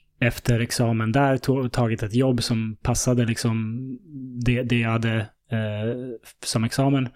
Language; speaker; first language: Swedish; early bilingual, other home language; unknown